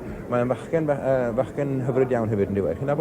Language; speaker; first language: Welsh; native; Welsh